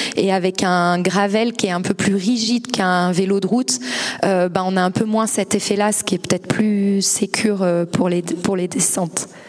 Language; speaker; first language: French; native; French